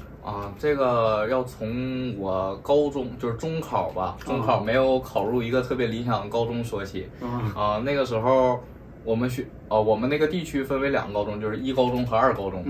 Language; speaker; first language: Chinese; native; Chinese